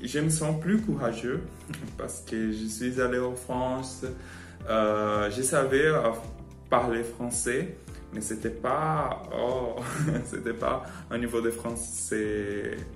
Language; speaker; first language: French; non-native, fluent; Portuguese